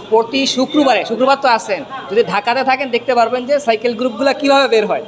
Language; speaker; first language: Bangla; native; Bangla